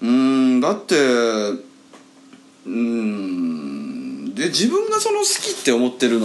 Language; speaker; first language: Japanese; native; Japanese